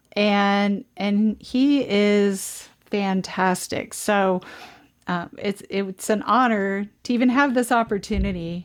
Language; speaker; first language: English; native; English